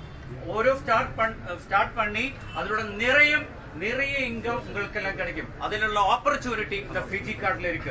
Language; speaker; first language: Tamil; non-native, learner; Malayalam